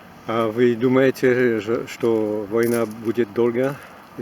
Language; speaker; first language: Russian; non-native, learner; French